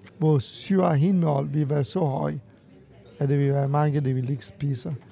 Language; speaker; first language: Danish; non-native, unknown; Italian